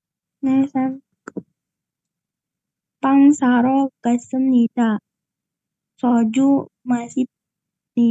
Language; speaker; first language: Korean; non-native, learner; Indonesian